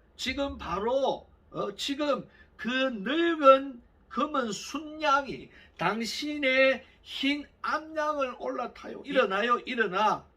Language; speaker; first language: Korean; native; Korean